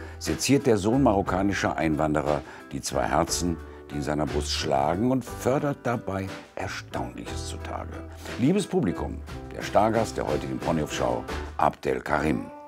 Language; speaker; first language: German; native; German